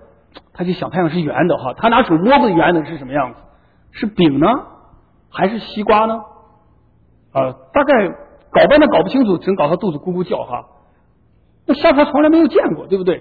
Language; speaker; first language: Chinese; native; Chinese